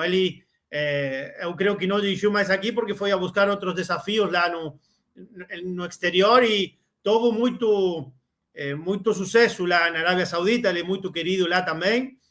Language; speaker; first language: Portuguese; non-native, learner; Spanish